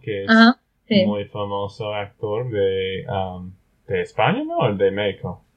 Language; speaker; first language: Spanish; non-native, learner; English